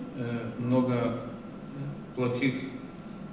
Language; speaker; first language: Russian; non-native, local second language; Lithuanian